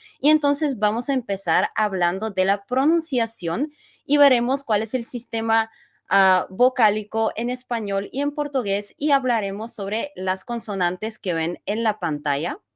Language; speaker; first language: Spanish; non-native, fluent; Bulgarian